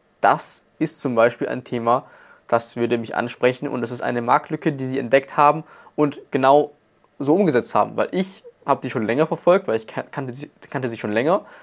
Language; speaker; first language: German; native; German